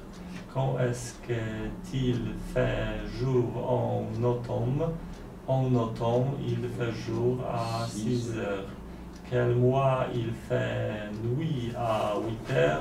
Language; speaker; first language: French; non-native, learner; Polish